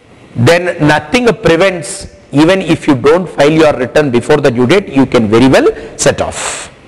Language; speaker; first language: English; non-native, local second language; Hindi